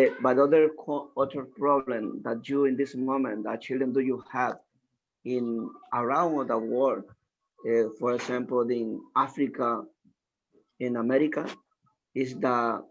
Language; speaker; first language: English; non-native, learner; Spanish